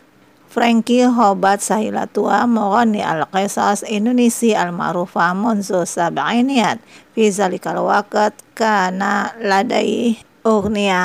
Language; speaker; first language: Arabic; non-native, fluent; Indonesian